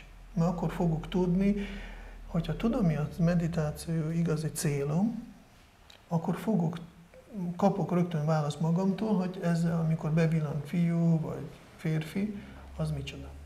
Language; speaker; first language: Hungarian; non-native, fluent; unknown